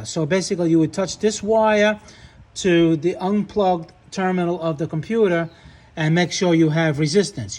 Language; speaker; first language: English; native; English